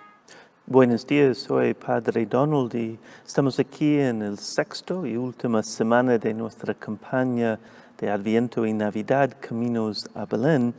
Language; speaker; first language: Spanish; non-native, fluent; English